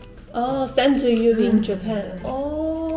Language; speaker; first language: English; non-native, learner; Chinese